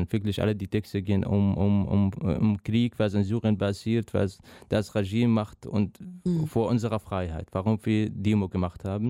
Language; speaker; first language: German; non-native, learner; Arabic